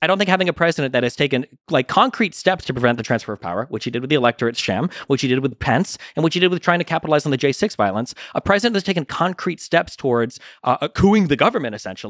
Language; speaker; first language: English; native; English